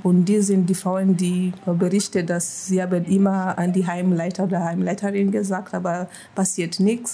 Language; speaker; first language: German; non-native, fluent; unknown